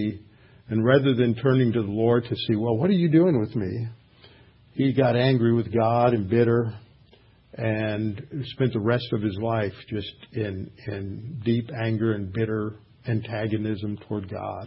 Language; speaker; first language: English; native; English